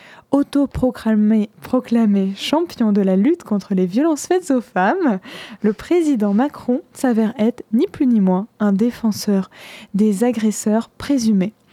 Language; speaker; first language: French; native; French